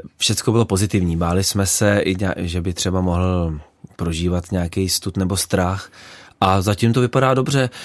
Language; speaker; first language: Czech; native; Czech